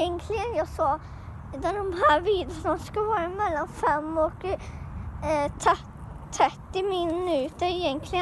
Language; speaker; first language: Swedish; non-native, learner; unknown